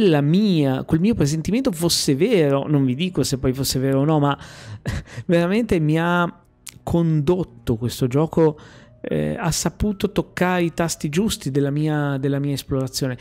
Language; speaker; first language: Italian; native; Italian